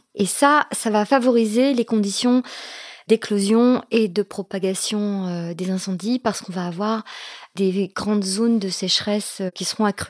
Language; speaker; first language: French; native; French